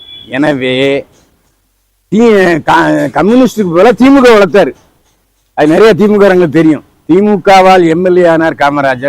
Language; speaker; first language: Tamil; native; Tamil